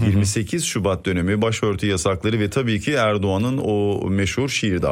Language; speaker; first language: Turkish; native; Turkish